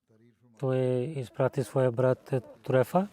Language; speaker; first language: Bulgarian; non-native, learner; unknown